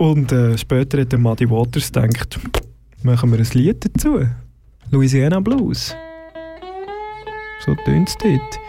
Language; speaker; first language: German; native; German